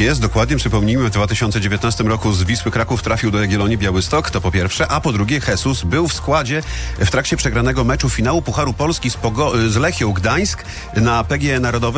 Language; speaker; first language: Polish; native; Polish